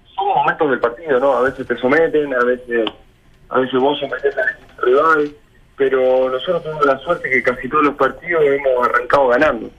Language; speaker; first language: Spanish; native; Spanish